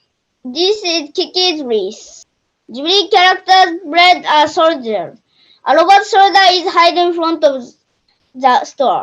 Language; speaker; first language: English; non-native, learner; Japanese